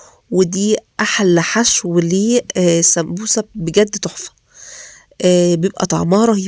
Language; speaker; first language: Arabic; native; Arabic